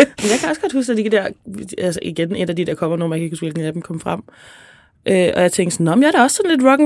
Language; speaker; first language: Danish; native; Danish